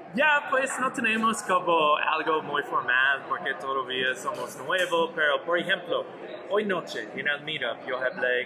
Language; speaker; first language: Spanish; non-native, learner; English